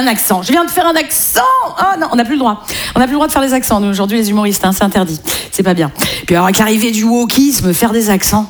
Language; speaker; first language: French; native; French